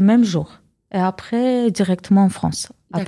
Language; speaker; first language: French; non-native, learner; Armenian